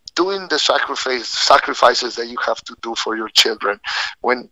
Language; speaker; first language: English; non-native, fluent; Spanish